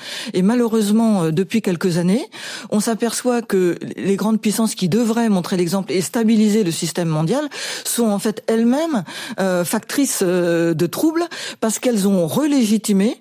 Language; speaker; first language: French; native; French